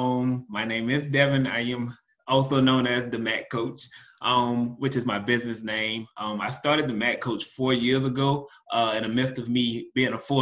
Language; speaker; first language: English; native; English